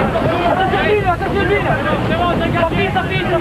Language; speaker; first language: French; native; French